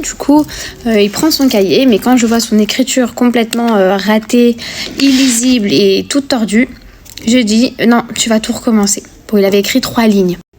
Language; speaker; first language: French; native; French